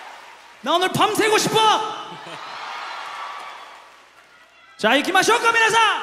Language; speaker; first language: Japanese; non-native, fluent; Korean